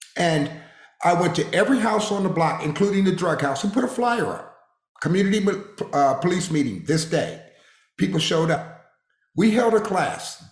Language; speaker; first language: English; native; English